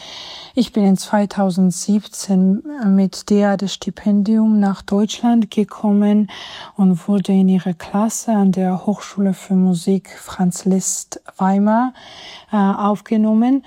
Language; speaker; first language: German; non-native, fluent; Georgian